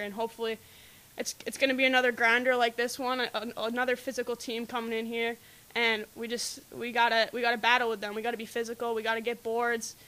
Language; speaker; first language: English; native; English